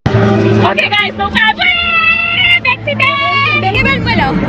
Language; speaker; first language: Spanish; non-native, learner; Haitian Creole